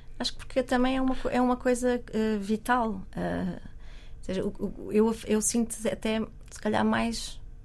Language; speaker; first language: Portuguese; native; Portuguese